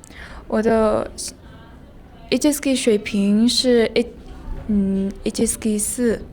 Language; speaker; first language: Chinese; non-native, learner; Mongolian